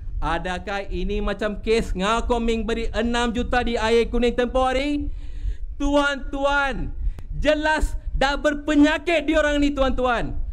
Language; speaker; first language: Malay; non-native, local second language; Tamil